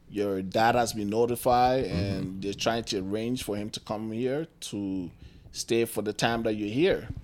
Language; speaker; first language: English; non-native, local second language; Akan